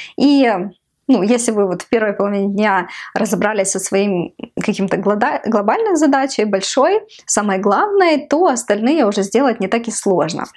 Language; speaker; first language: Russian; non-native, local second language; Ukrainian